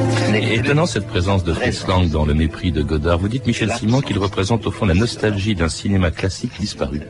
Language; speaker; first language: French; native; French